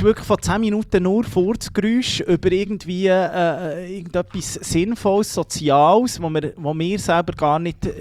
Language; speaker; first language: German; native; German